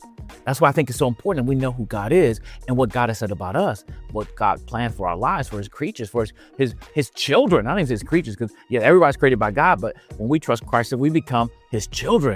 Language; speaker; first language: English; native; English